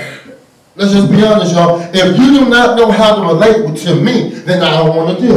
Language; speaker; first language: English; native; English